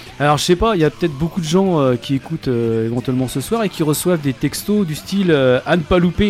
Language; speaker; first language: French; native; French